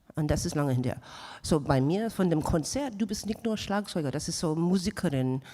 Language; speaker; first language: German; non-native, learner; English